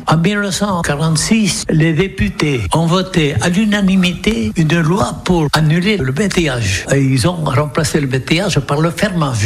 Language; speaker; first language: French; non-native, local second language; Occitan